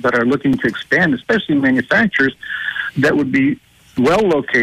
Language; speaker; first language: English; native; English